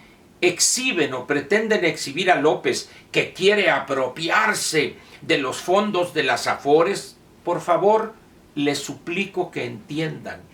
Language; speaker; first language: Spanish; native; Spanish